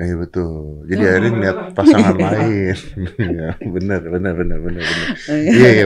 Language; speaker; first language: Indonesian; native; Indonesian